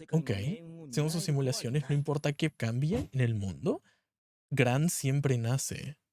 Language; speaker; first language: Spanish; native; Spanish